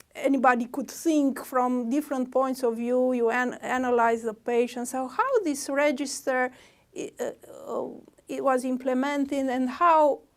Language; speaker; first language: English; non-native, fluent; Romanian